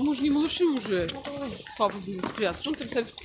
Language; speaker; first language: Russian; native; Russian